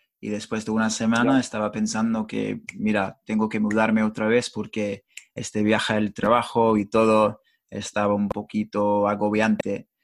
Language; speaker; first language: Spanish; non-native, fluent; English